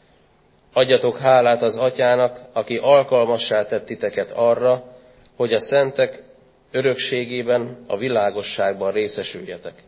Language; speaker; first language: Hungarian; native; Hungarian